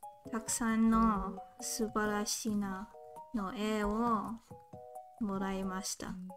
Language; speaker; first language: Japanese; non-native, learner; Cantonese